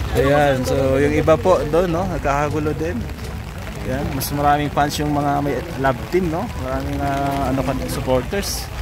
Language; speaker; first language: Filipino; non-native, local second language; Hiligaynon